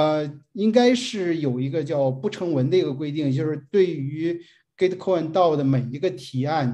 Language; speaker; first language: Chinese; native; Chinese